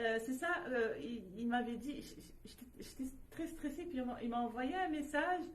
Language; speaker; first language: French; non-native, local second language; Arabic